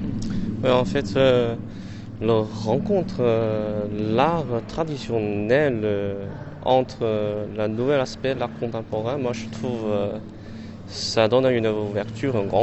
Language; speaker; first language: French; non-native, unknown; Chinese